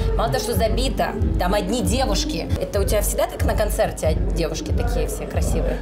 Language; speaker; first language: Russian; native; Russian